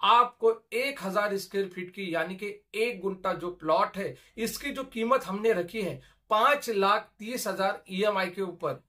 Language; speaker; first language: Hindi; non-native, local second language; Marathi